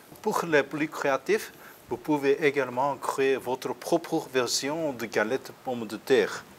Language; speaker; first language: French; non-native, fluent; Korean